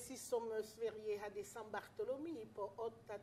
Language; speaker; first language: Swedish; non-native, fluent; French